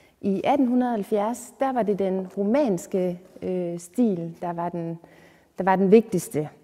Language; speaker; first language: Danish; native; Danish